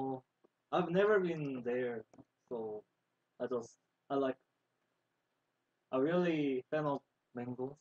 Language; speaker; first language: English; non-native, learner; Korean